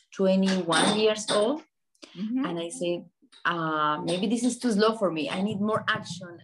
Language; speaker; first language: English; non-native, fluent; Spanish